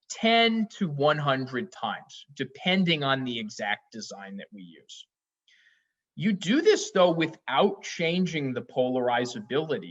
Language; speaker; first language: English; native; English